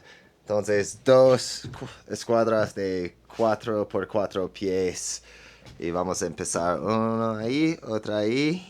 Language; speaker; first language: Spanish; non-native, fluent; English